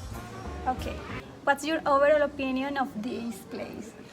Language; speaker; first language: English; non-native, fluent; Spanish